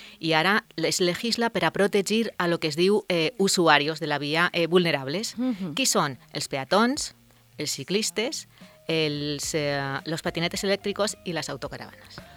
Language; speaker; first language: Catalan; non-native, local second language; Spanish